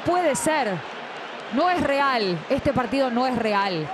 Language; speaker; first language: Spanish; native; Spanish